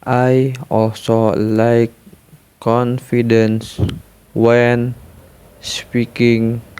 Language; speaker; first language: English; non-native, learner; Indonesian